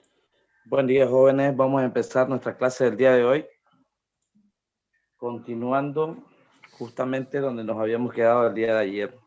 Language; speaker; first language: Spanish; native; Spanish